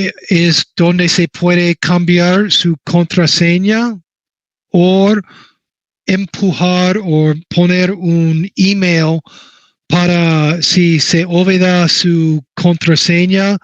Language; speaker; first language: Spanish; non-native, learner; English